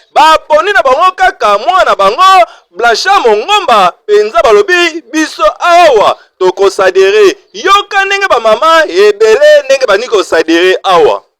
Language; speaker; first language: Lingala; native; Lingala